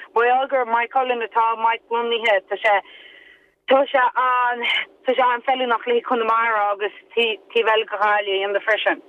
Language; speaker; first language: Irish; native; Irish